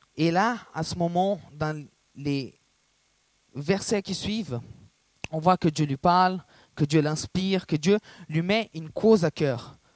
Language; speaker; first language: French; non-native, fluent; Portuguese